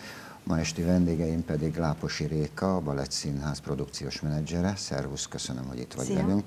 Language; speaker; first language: Hungarian; native; Hungarian